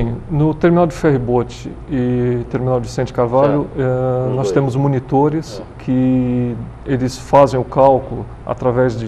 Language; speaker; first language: Portuguese; native; Portuguese